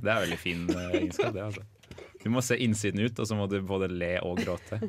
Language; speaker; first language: Norwegian; native; Norwegian